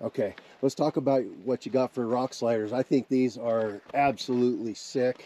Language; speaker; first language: English; native; English